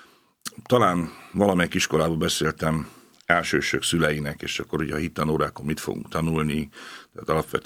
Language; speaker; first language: Hungarian; native; Hungarian